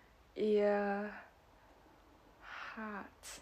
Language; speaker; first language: German; non-native, learner; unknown